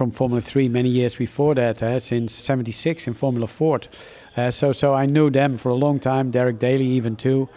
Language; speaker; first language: English; non-native, fluent; Dutch